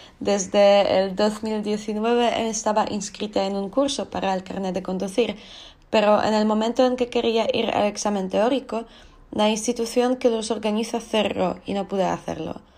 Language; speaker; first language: Spanish; non-native, learner; Polish